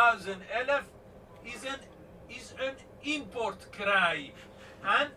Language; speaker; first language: Dutch; non-native, fluent; Persian